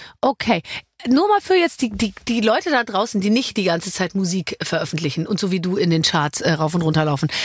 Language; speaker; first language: German; native; German